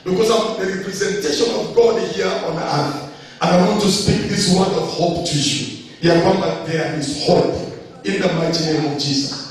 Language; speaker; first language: English; non-native, local second language; Swahili